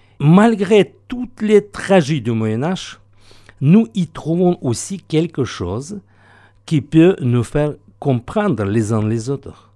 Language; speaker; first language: French; non-native, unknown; Russian